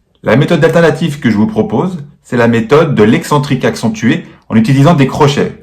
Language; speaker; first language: French; native; French